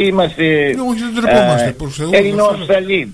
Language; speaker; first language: Greek; early bilingual, heritage; Greek